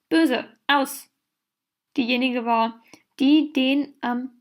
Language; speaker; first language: German; native; German